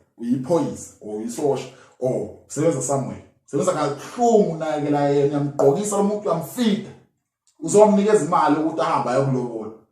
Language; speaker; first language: Zulu; native; Zulu